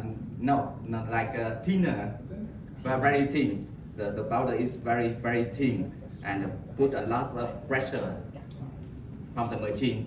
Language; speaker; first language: English; non-native, learner; Vietnamese